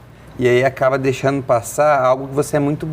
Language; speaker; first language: Portuguese; native; Portuguese